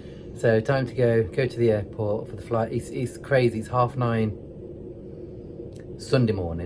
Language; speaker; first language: English; native; English